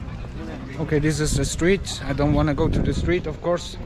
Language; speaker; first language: English; non-native, fluent; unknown